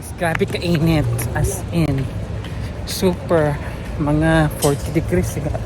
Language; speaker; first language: Filipino; native; Filipino